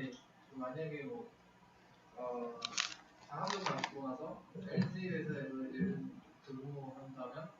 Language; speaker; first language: Korean; non-native, fluent; Vietnamese